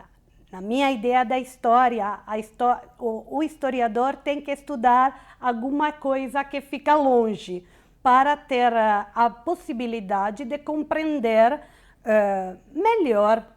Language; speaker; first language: Portuguese; non-native, fluent; Italian